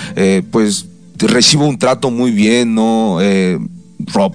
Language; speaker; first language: Spanish; native; Spanish